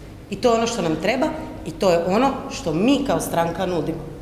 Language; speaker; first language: Croatian; native; Croatian